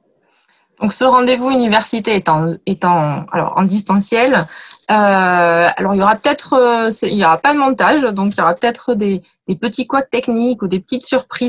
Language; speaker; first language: French; native; French